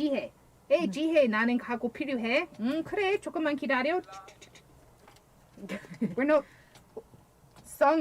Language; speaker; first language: Korean; non-native, learner; English